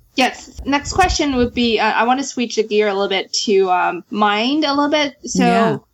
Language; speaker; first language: English; non-native, fluent; Chinese